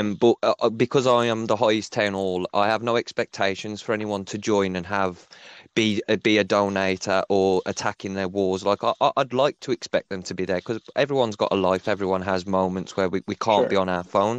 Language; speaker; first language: English; native; English